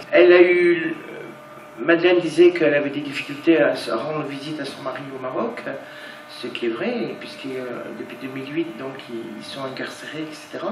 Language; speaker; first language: French; native; French